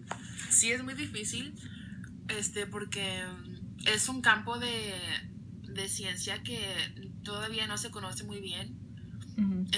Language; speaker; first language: Spanish; early bilingual, other home language; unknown